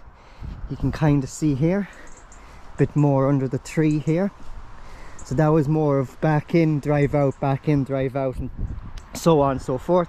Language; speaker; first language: English; native; English